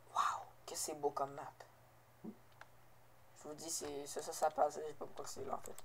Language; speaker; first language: French; native; French